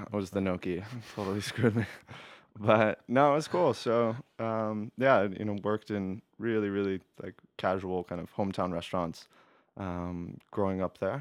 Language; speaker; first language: English; native; English